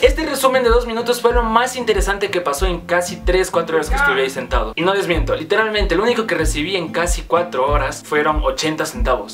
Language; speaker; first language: Spanish; native; Spanish